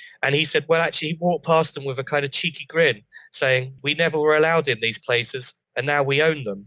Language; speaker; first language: English; native; English